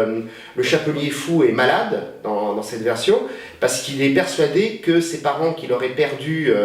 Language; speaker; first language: French; native; French